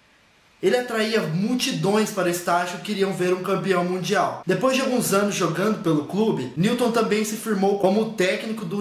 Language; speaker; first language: Portuguese; native; Portuguese